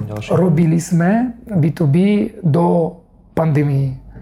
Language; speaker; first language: Slovak; non-native, fluent; Russian